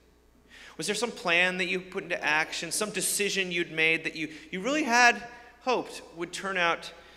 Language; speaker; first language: English; native; English